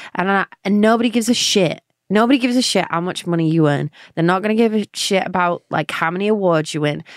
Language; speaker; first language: English; native; English